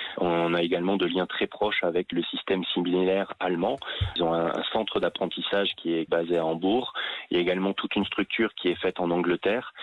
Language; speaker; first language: French; native; French